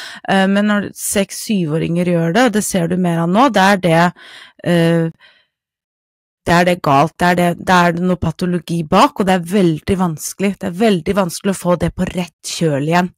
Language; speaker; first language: Norwegian; non-native, fluent; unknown